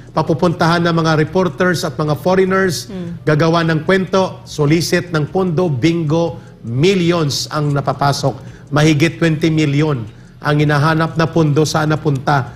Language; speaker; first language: Filipino; non-native, local second language; Cebuano